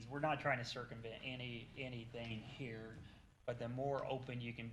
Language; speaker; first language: English; native; English